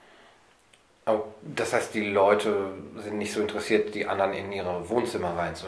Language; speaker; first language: German; native; German